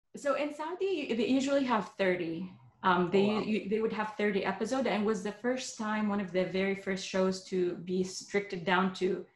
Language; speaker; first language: English; non-native, fluent; Arabic